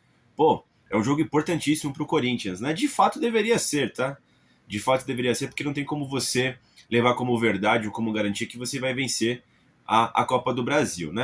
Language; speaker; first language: Portuguese; native; Portuguese